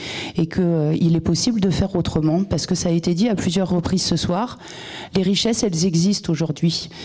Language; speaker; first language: French; native; French